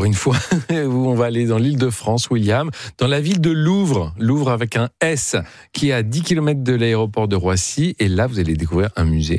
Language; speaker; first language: French; native; French